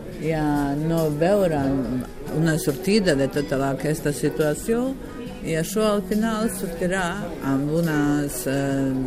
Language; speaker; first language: Catalan; non-native, fluent; Bosnian